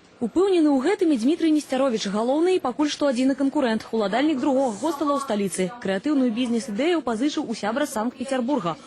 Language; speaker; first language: Belarusian; native; Belarusian